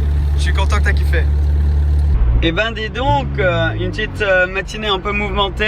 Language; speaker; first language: French; native; French